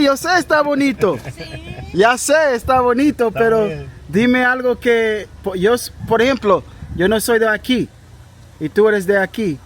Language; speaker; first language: Spanish; non-native, learner; English